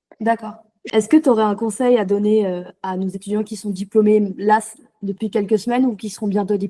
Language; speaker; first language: French; native; French